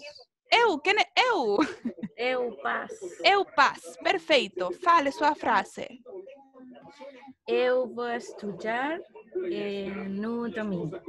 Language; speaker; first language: Portuguese; non-native, fluent; Spanish